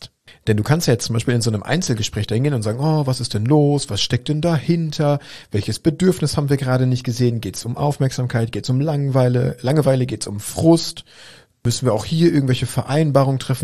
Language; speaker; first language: German; native; German